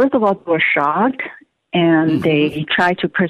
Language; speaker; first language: English; non-native, local second language; Cantonese